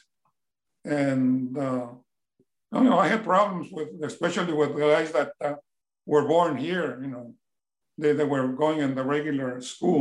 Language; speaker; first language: English; non-native, fluent; Spanish